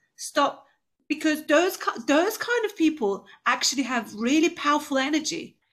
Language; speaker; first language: English; non-native, fluent; Turkish